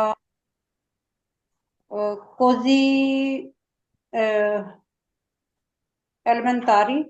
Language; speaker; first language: Italian; non-native, learner; Urdu